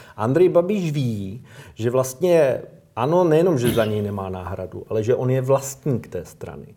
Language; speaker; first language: Czech; native; Czech